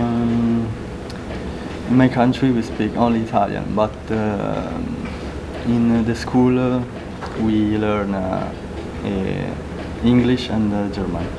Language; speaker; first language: English; non-native, learner; Italian